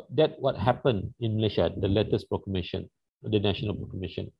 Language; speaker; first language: English; non-native, local second language; Malay